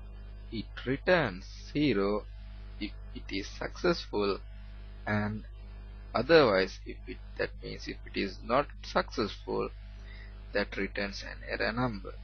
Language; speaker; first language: English; non-native, learner; Sinhala